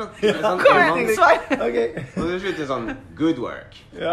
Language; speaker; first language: Norwegian; non-native, fluent; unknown